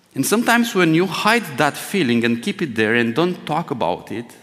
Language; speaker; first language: English; non-native, fluent; Romanian